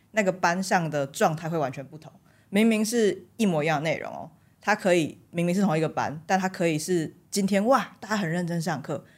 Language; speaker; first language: Chinese; native; Chinese